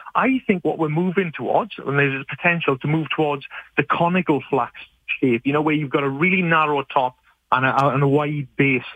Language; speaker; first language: English; native; English